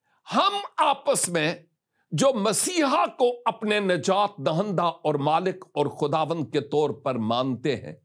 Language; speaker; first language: Urdu; native; Urdu